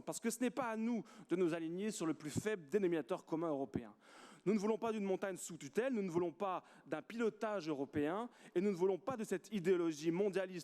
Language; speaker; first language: French; native; French